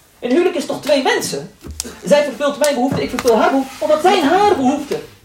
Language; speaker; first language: Dutch; early bilingual, other home language; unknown